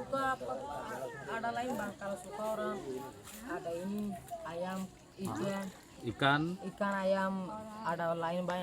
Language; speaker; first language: Indonesian; non-native, learner; Rohingya